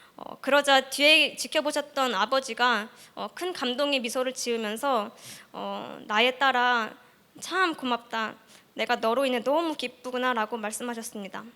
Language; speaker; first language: Korean; early bilingual, heritage; Korean